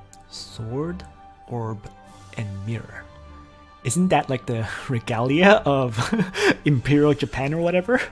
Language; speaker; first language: English; native; English